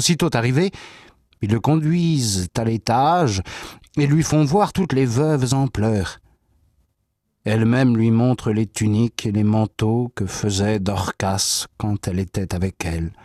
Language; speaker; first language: French; native; French